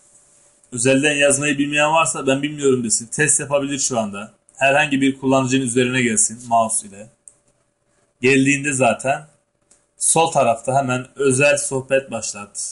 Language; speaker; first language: Turkish; native; Turkish